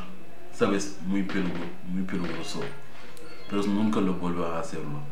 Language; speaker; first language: Spanish; non-native, learner; Wolof